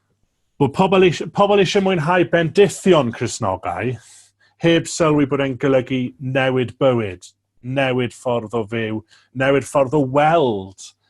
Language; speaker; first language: Welsh; native; Welsh